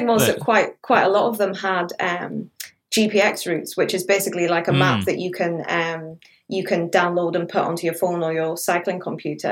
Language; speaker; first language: English; native; English